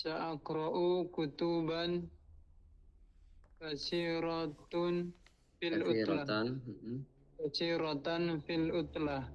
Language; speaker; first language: Arabic; non-native, learner; Indonesian